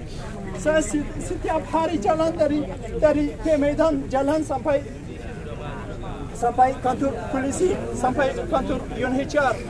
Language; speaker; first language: Indonesian; non-native, learner; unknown